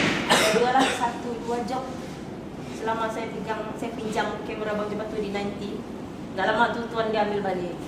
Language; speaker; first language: Malay; native; Malay